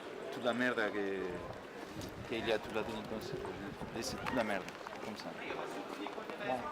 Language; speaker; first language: French; non-native, learner; Spanish